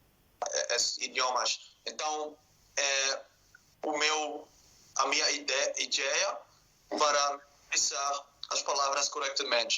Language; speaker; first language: Portuguese; non-native, learner; Spanish